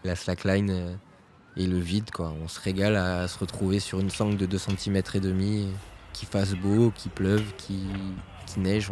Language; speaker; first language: French; native; French